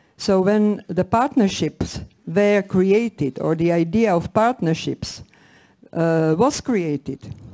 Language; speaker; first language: English; non-native, fluent; Slovak